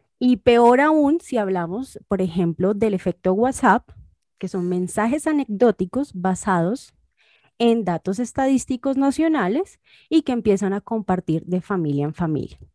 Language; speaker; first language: Spanish; native; Spanish